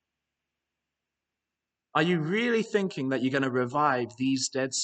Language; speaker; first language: English; native; English